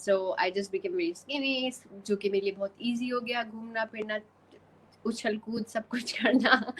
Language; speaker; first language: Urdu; native; Urdu